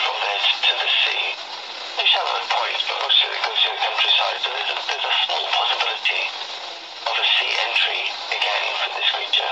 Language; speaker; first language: English; native; English